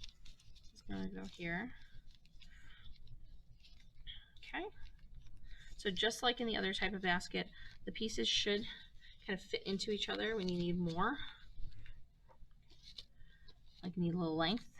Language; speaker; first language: English; native; English